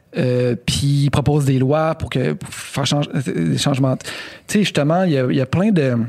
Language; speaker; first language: French; native; French